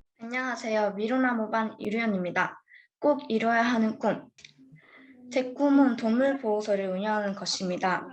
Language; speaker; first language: Korean; early bilingual, heritage; Korean